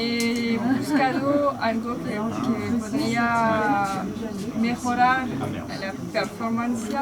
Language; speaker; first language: Spanish; non-native, fluent; French